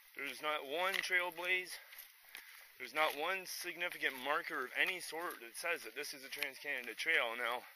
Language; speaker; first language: English; native; English